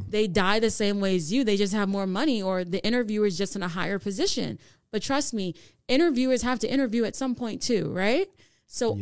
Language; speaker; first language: English; native; English